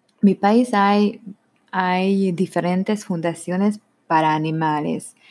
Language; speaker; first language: Spanish; non-native, learner; Hungarian